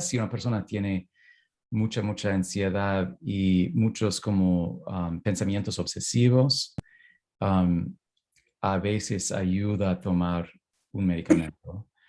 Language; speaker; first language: Spanish; non-native, fluent; English